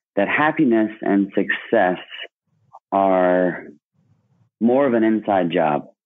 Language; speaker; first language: English; native; English